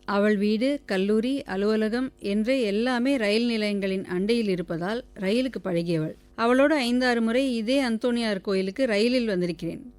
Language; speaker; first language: Tamil; native; Tamil